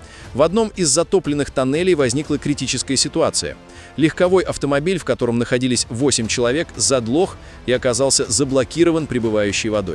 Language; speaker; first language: Russian; native; Russian